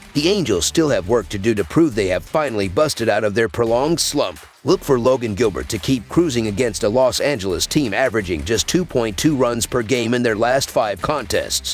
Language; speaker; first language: English; native; English